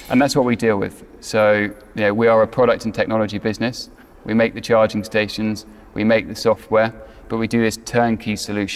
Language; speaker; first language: English; native; English